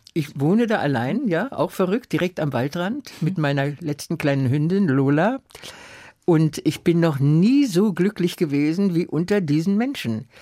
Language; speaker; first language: German; native; German